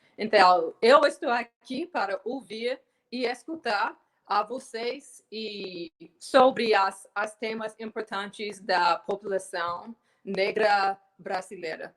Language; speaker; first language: Portuguese; non-native, fluent; English